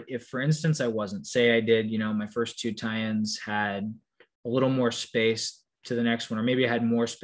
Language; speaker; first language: English; native; English